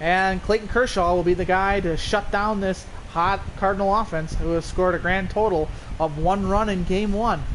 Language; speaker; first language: English; native; English